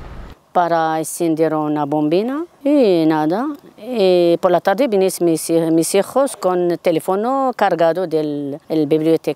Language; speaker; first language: Spanish; non-native, learner; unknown